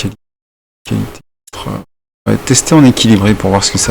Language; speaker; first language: French; native; French